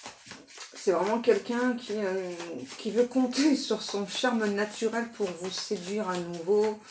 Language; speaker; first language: French; native; French